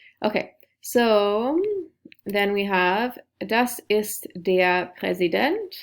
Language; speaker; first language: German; non-native, fluent; English